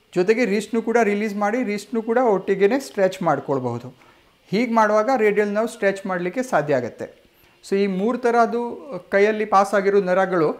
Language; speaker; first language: Kannada; non-native, local second language; Gujarati